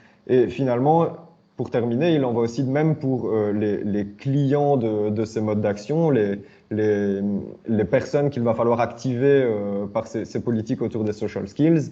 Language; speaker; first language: French; native; French